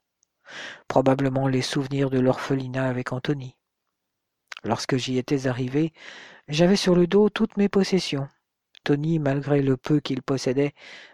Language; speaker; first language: French; native; French